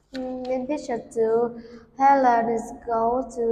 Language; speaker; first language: English; non-native, learner; Vietnamese